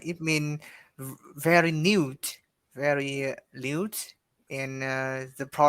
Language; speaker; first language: English; non-native, learner; Vietnamese